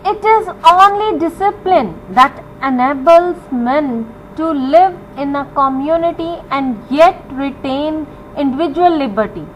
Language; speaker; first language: English; non-native, local second language; Punjabi